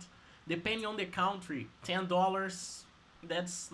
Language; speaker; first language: English; non-native, fluent; Portuguese